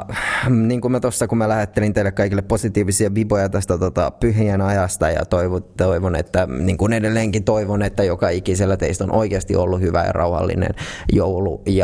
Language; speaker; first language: Finnish; native; Finnish